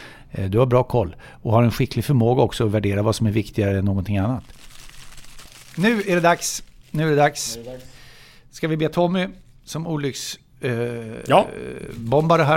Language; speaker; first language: Swedish; native; Swedish